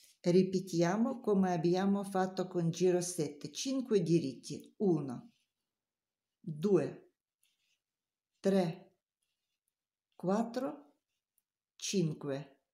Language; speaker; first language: Italian; non-native, learner; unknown